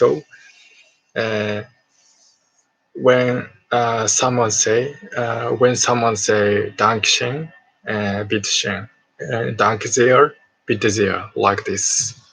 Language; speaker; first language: German; non-native, learner; Japanese